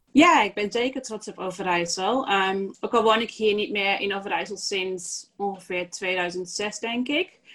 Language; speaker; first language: Dutch; native; Dutch